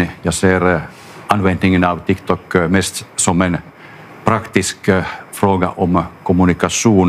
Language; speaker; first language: Swedish; non-native, local second language; Finnish